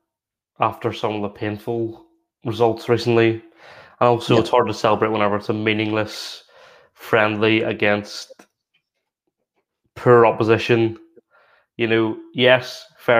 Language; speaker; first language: English; native; English